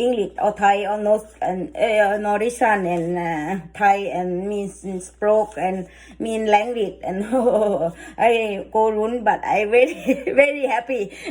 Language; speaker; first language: English; non-native, learner; Thai